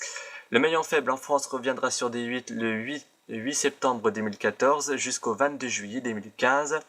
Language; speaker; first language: French; native; French